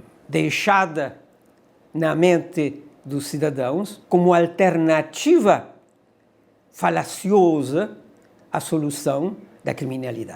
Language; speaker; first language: Portuguese; non-native, fluent; Spanish